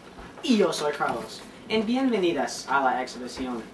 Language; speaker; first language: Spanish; non-native, learner; English